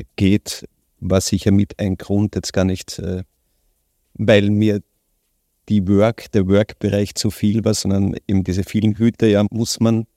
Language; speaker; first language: German; native; German